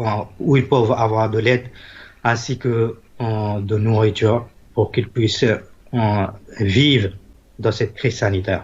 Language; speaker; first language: French; non-native, fluent; Bangla